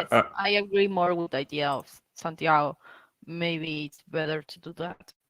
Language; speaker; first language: English; non-native, learner; Spanish